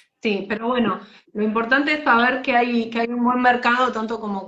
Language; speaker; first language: Spanish; native; Spanish